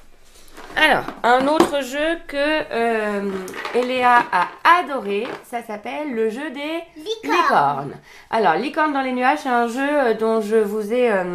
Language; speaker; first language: French; native; French